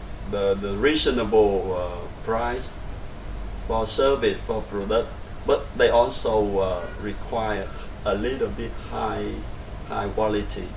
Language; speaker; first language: English; non-native, learner; Vietnamese